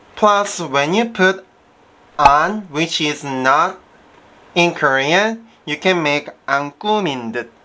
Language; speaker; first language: English; non-native, fluent; Korean